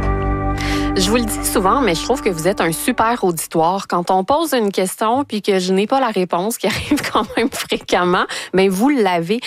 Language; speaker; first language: French; native; French